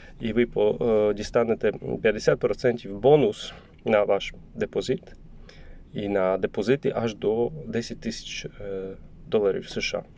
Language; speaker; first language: Ukrainian; non-native, learner; Polish